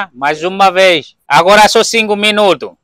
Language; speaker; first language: Portuguese; non-native, learner; Vietnamese